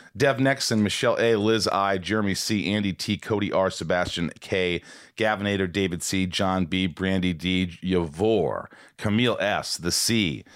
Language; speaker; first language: English; native; English